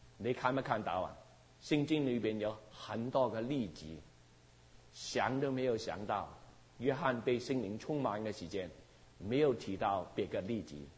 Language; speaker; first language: Chinese; non-native, local second language; Cantonese